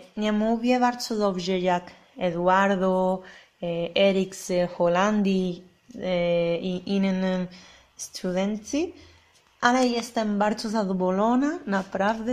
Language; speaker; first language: Polish; non-native, learner; Spanish